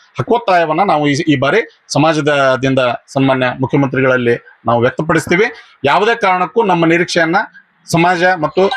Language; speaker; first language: Kannada; non-native, local second language; Lambadi